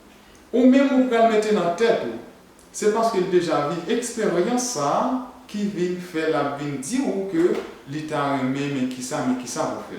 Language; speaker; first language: French; non-native, learner; Haitian Creole